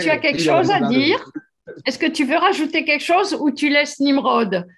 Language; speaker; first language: French; native; French